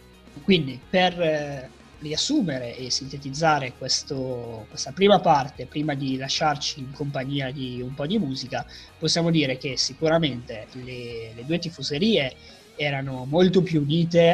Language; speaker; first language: Italian; native; Italian